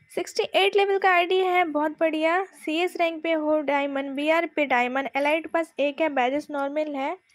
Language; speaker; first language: Hindi; non-native, local second language; Bangla